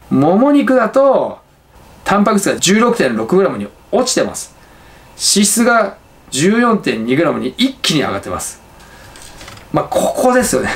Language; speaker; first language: Japanese; native; Japanese